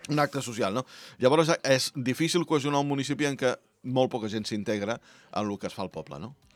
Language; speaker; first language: Catalan; native; Catalan